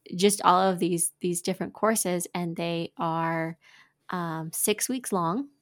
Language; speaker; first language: English; native; English